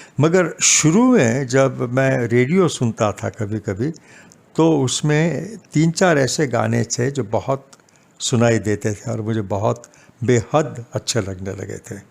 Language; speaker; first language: Hindi; non-native, local second language; Gujarati